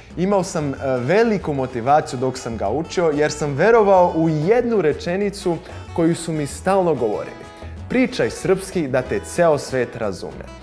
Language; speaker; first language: Serbian; non-native, fluent; Portuguese